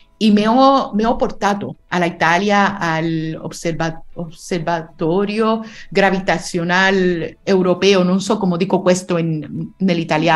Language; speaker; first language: Italian; non-native, learner; Spanish